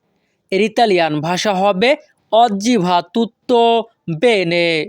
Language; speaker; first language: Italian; non-native, fluent; Bangla